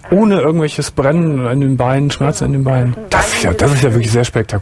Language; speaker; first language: German; native; German